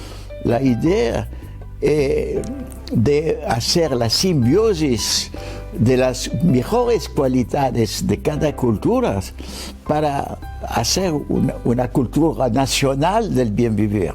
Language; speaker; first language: Spanish; non-native, fluent; French